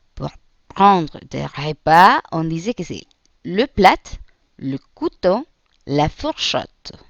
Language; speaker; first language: French; non-native, fluent; Spanish